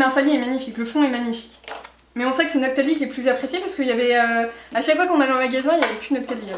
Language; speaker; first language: French; native; French